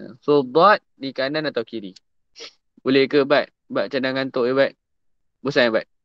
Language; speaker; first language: Malay; native; Malay